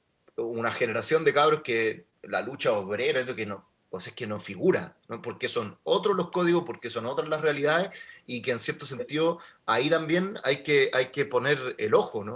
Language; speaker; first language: Spanish; native; Spanish